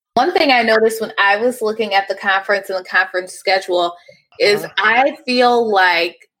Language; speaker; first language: English; native; English